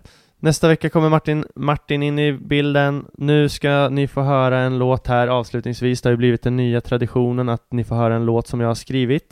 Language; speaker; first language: Swedish; native; Swedish